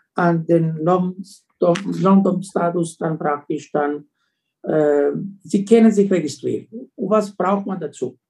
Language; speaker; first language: German; non-native, fluent; Greek